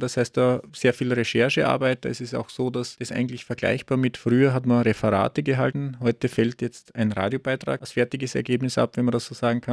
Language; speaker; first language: German; native; German